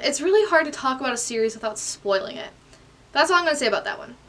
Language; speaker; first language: English; native; English